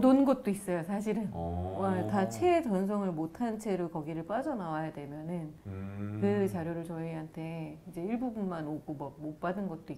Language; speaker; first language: Korean; native; Korean